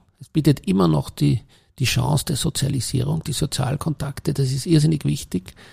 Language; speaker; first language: German; native; German